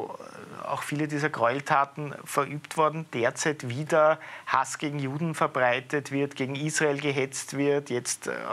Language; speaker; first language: German; native; German